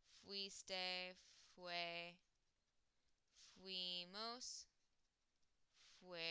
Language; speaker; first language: Spanish; non-native, fluent; English